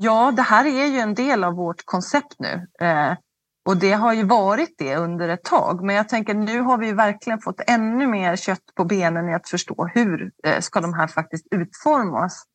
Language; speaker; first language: Swedish; native; Swedish